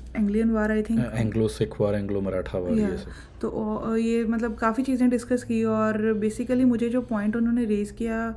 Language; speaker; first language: Hindi; native; Hindi